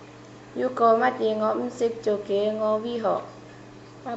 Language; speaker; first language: Cantonese; non-native, learner; Indonesian